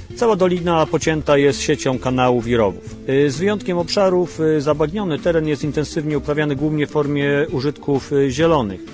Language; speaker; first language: Polish; native; Polish